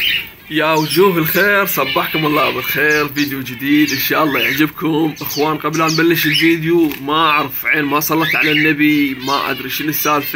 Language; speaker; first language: Arabic; native; Arabic